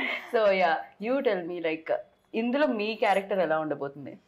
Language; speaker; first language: Telugu; native; Telugu